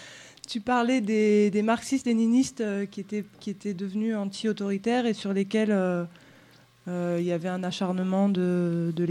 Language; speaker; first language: French; native; French